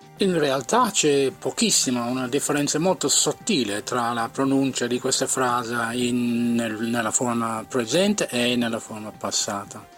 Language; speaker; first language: Italian; native; Italian